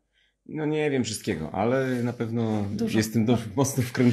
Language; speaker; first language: Polish; native; Polish